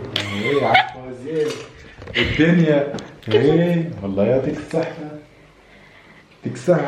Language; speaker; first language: Arabic; native; Arabic